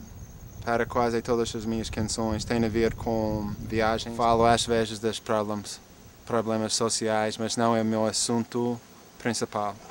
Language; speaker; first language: Portuguese; non-native, fluent; English